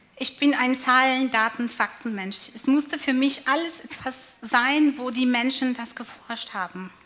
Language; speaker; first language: German; non-native, fluent; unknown